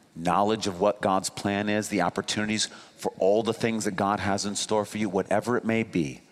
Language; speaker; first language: English; native; English